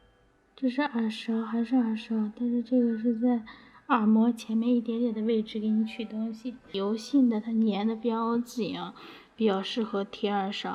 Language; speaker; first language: Chinese; native; Chinese